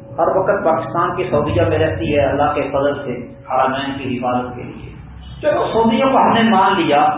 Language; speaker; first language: Urdu; non-native, local second language; Punjabi